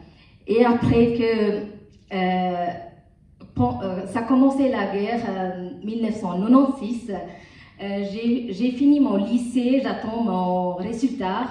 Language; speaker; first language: French; non-native, learner; Tamil